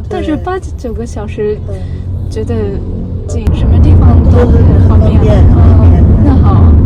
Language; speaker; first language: Chinese; non-native, learner; Japanese